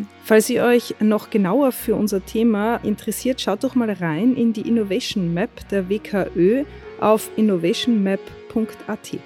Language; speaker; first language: German; native; German